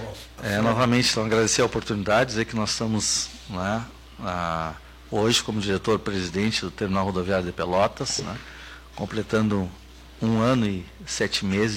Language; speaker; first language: Portuguese; native; Portuguese